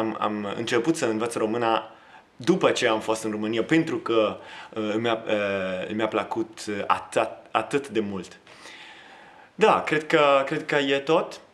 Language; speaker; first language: Romanian; non-native, learner; Italian